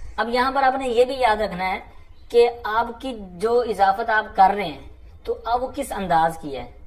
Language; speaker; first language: Urdu; non-native, local second language; Punjabi